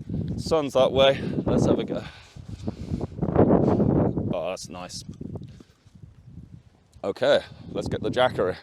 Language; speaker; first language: English; native; English